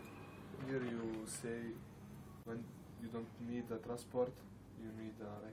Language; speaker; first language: English; non-native, learner; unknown